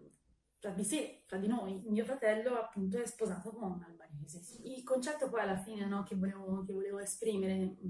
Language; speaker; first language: Italian; early bilingual, other home language; Albanian